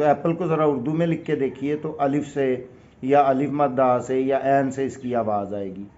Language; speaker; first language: Urdu; non-native, local second language; Punjabi